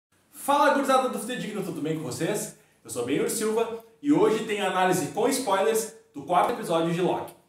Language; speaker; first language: Portuguese; native; Portuguese